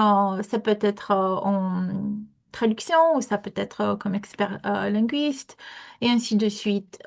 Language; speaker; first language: French; non-native, fluent; Romanian